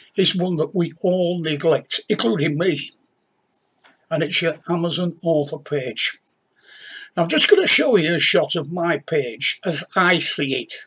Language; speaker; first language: English; native; English